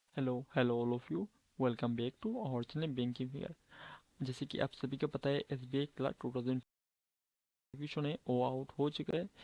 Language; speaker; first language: Hindi; non-native, local second language; Bangla